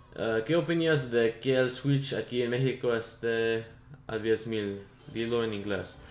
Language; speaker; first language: Spanish; early bilingual, heritage; Spanish